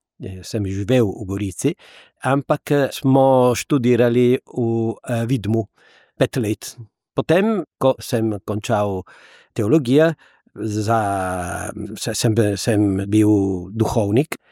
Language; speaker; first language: Slovenian; non-native, learner; Italian